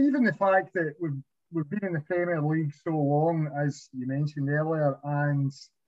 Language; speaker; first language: English; native; English